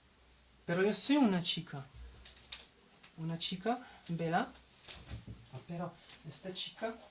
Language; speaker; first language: Italian; non-native, learner; German